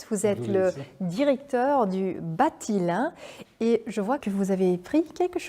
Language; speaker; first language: French; non-native, fluent; Dutch